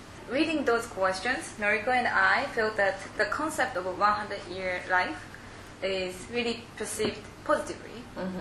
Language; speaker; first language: English; non-native, fluent; Japanese